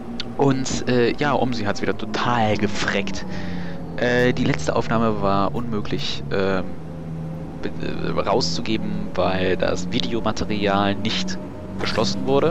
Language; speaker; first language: German; native; German